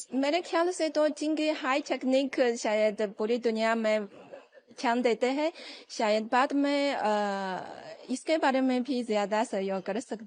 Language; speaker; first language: Hindi; non-native, learner; Chinese